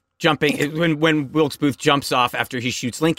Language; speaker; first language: English; native; English